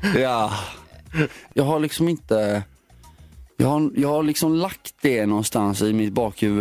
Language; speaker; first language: Swedish; native; Swedish